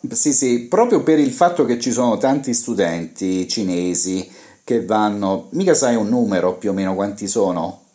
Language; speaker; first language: Italian; native; Italian